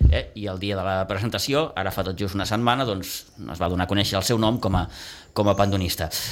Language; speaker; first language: Catalan; native; Catalan